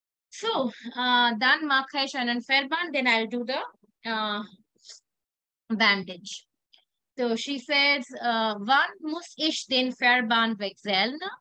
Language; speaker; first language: German; non-native, fluent; Hindi